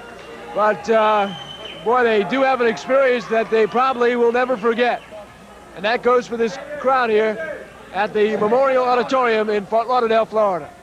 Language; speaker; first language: English; native; English